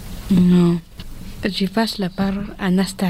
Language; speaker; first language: French; early bilingual, other home language; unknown